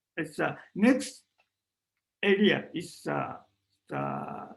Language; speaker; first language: English; non-native, learner; Japanese